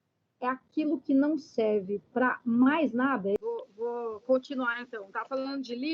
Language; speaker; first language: Portuguese; native; Portuguese